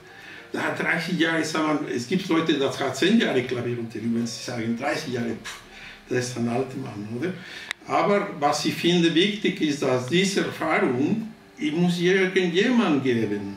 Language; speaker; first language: German; non-native, fluent; Spanish